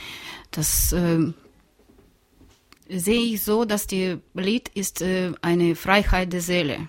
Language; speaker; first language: German; non-native, learner; Russian